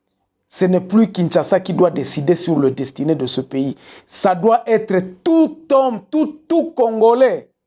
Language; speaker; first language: French; non-native, local second language; Lingala